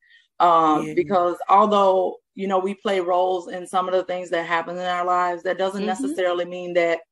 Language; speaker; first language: English; native; English